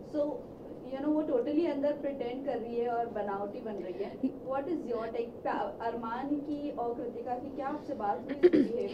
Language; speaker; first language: Hindi; native; Hindi